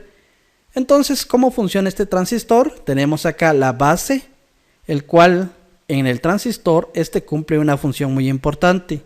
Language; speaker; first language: Spanish; native; Spanish